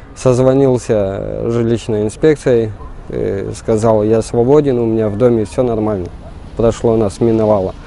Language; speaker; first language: Russian; native; Russian